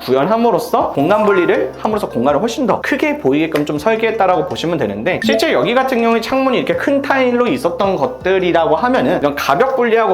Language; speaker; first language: Korean; native; Korean